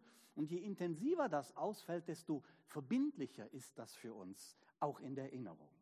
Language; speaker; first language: German; native; German